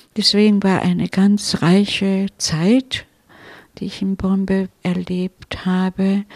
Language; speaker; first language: German; non-native, fluent; Italian